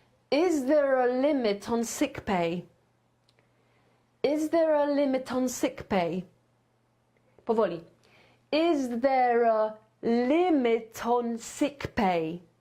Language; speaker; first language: English; non-native, fluent; Polish